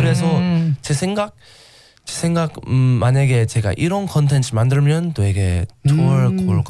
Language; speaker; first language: Korean; non-native, learner; English